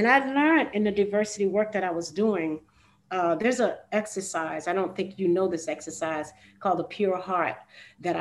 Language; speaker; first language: English; native; English